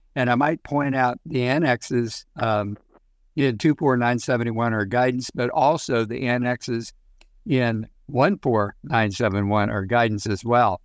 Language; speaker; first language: English; native; English